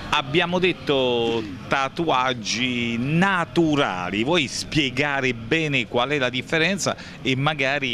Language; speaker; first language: Italian; native; Italian